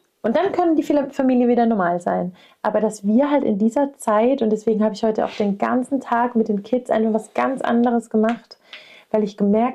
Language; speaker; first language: German; native; German